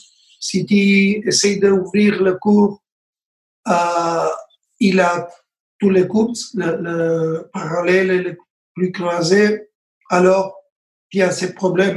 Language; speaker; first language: French; non-native, learner; Spanish